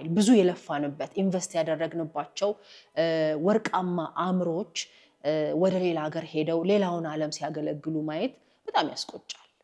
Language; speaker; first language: Amharic; native; Amharic